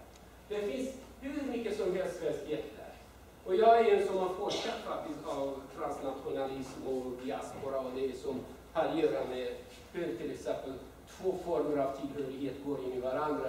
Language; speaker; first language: Swedish; non-native, fluent; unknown